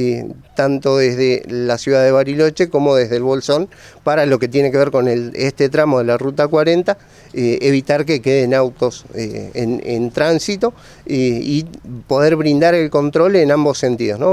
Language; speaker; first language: Spanish; native; Spanish